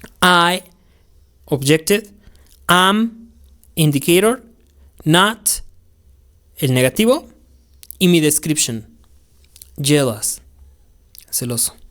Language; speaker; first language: Spanish; native; Spanish